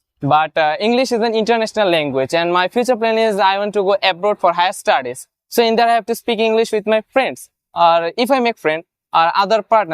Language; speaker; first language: English; non-native, learner; Bangla